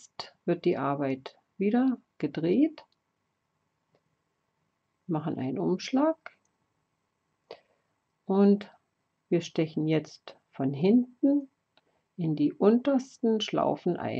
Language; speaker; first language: German; native; German